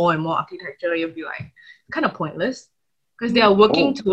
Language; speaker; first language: English; non-native, local second language; Chinese